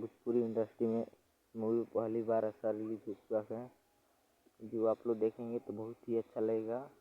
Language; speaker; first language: Hindi; non-native, local second language; Bhojpuri